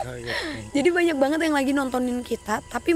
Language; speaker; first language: Indonesian; native; Indonesian